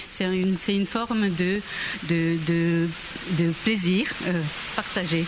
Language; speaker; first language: French; non-native, fluent; Korean